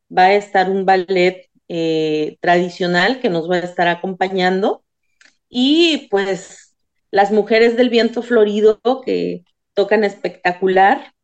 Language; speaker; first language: Spanish; non-native, local second language; Zapotec